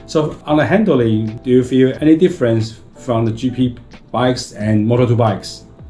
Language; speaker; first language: English; non-native, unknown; Chinese